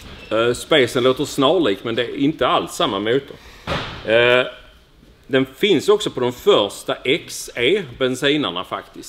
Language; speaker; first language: Swedish; native; Swedish